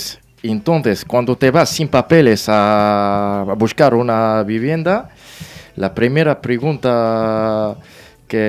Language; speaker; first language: Spanish; non-native, learner; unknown